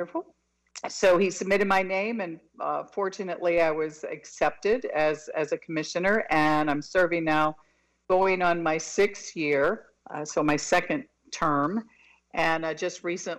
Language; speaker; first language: English; native; English